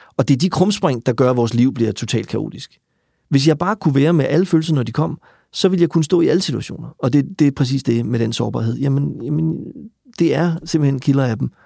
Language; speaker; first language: Danish; native; Danish